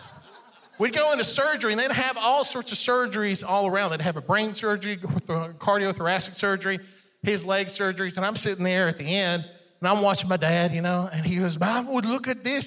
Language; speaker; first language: English; non-native, fluent; Persian